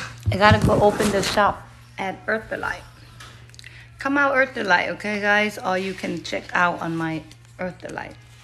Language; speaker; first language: English; non-native, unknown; Vietnamese